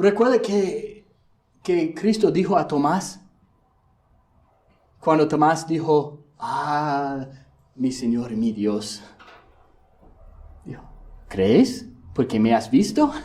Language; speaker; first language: Spanish; non-native, fluent; English